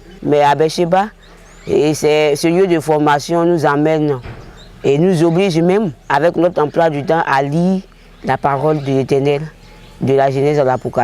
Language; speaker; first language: French; non-native, local second language; Baoulé